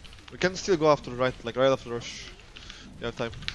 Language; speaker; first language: English; non-native, fluent; Turkish